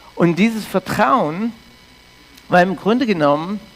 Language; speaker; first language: German; early bilingual, heritage; English